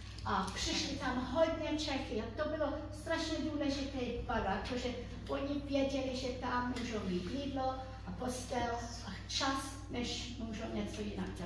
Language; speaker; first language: Czech; early bilingual, heritage; Czech